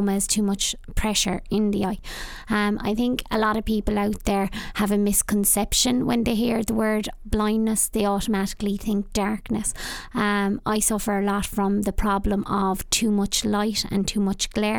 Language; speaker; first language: English; native; English